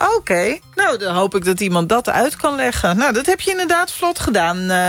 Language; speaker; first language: Dutch; native; Dutch